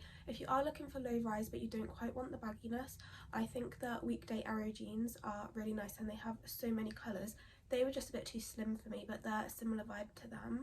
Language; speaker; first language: English; native; English